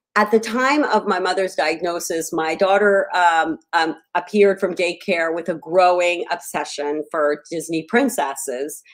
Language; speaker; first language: English; native; English